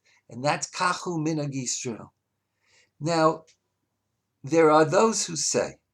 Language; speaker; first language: English; native; English